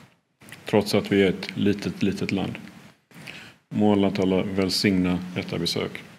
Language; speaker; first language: Swedish; early bilingual, other home language; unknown